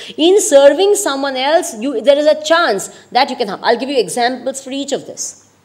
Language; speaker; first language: English; non-native, local second language; Gujarati